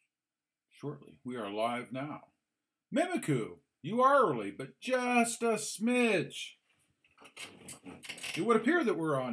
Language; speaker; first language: English; native; English